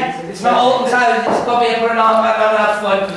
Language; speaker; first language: English; native; English